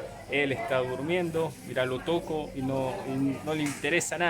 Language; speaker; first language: Spanish; native; Spanish